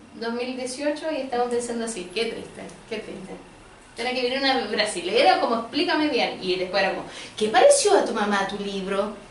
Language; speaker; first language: Spanish; early bilingual, other home language; Portuguese